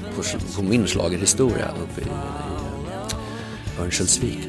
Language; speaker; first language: Swedish; native; Swedish